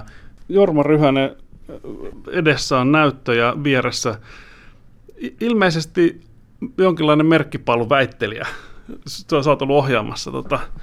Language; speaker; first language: Finnish; native; Finnish